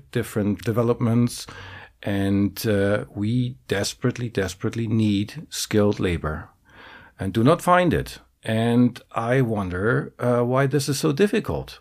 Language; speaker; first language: English; non-native, fluent; German